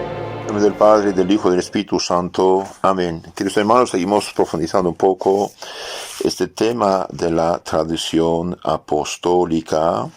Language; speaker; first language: Spanish; non-native, fluent; French